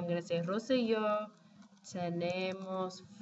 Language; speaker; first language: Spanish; non-native, fluent; English